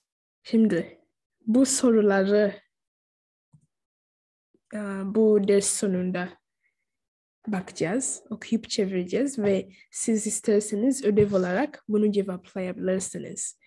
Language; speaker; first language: Turkish; non-native, fluent; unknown